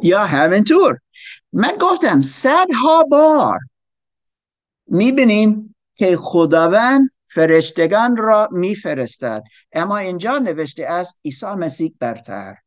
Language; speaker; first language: Persian; non-native, learner; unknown